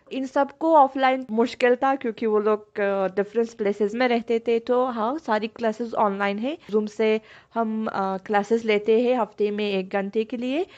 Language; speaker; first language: Hindi; non-native, fluent; Persian